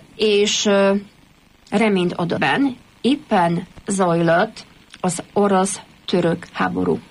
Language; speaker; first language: Hungarian; non-native, fluent; Polish